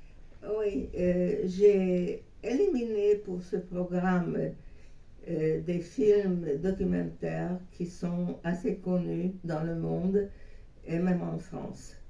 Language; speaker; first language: French; non-native, fluent; Hungarian